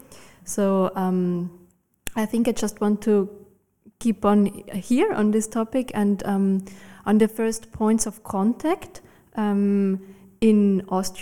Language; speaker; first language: English; non-native, fluent; German